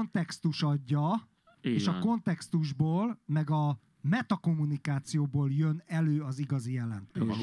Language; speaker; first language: Hungarian; native; Hungarian